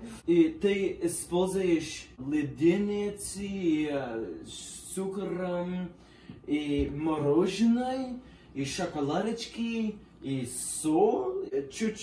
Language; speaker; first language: Russian; non-native, learner; English